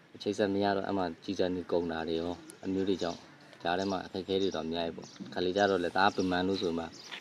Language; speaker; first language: Burmese; native; Burmese